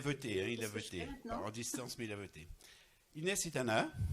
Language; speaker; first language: French; native; French